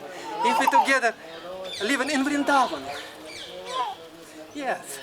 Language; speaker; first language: English; non-native, learner; Russian